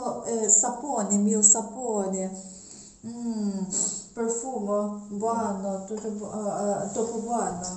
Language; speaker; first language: Italian; non-native, learner; Mizo